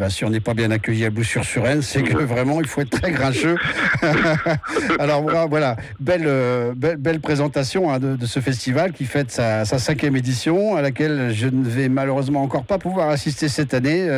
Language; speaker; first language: French; native; French